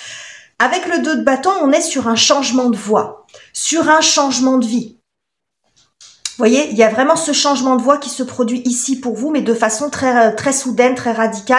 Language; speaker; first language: French; native; French